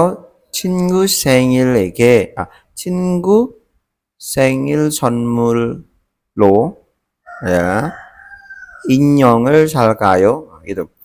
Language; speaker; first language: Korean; non-native, learner; Indonesian